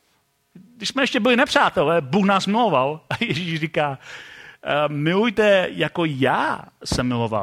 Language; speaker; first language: Czech; native; Czech